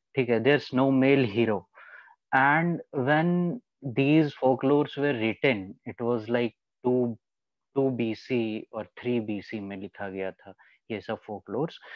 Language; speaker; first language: Hindi; native; Hindi